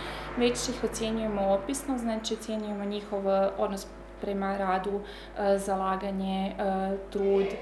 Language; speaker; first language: Croatian; native; Croatian